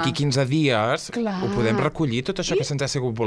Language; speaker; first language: Catalan; native; Catalan